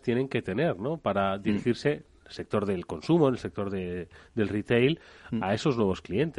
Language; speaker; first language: Spanish; native; Spanish